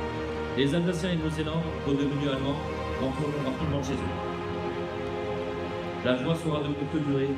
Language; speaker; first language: French; native; French